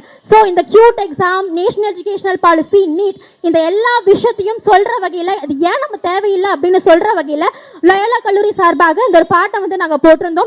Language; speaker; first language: Tamil; native; Tamil